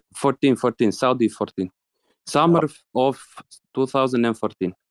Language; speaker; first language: English; non-native, fluent; Arabic